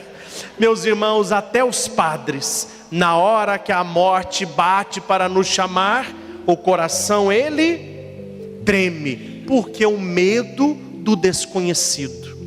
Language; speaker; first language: Portuguese; native; Portuguese